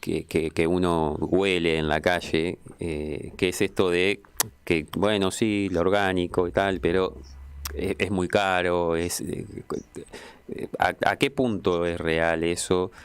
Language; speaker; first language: Spanish; native; Spanish